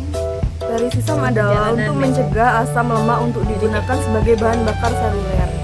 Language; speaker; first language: Indonesian; native; Indonesian